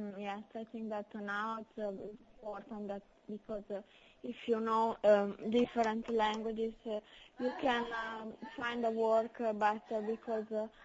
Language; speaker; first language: English; non-native, learner; Italian